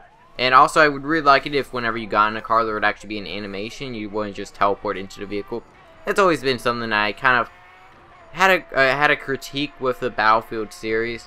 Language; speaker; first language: English; native; English